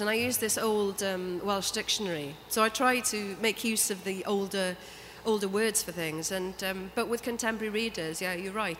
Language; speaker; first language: English; non-native, local second language; Welsh